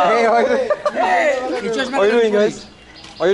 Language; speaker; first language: English; non-native, learner; French